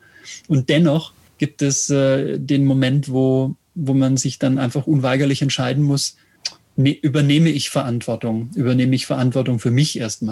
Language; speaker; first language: German; native; German